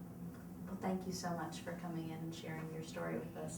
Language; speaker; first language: English; native; English